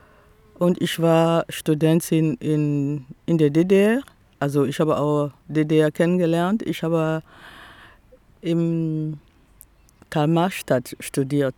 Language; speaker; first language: German; non-native, fluent; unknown